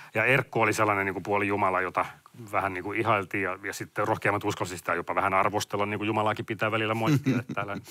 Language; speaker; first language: Finnish; native; Finnish